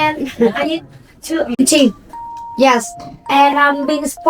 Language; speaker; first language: English; non-native, fluent; Vietnamese